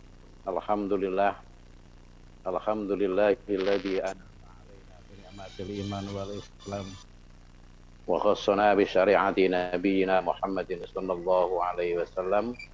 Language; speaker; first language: Indonesian; native; Indonesian